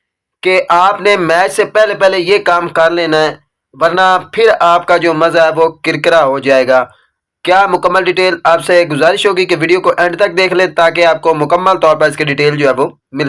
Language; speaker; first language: Urdu; native; Urdu